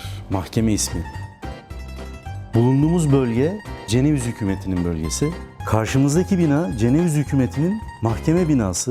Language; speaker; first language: Turkish; native; Turkish